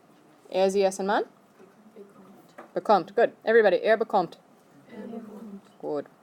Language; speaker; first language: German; non-native, fluent; English